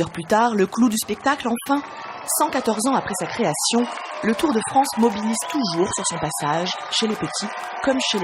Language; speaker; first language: French; native; French